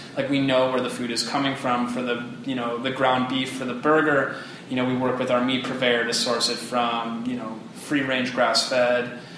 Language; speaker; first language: English; native; English